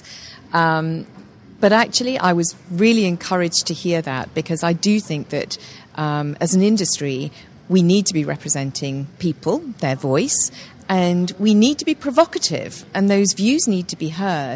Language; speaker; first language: English; native; English